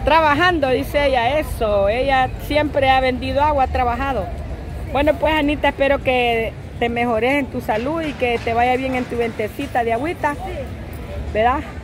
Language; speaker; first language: Spanish; native; Spanish